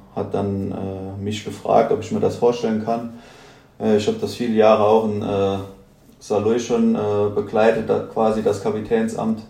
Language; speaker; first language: German; native; German